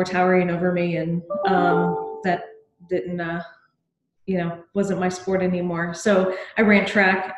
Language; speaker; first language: English; native; English